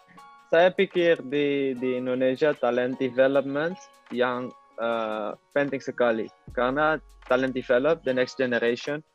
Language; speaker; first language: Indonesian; non-native, learner; Dutch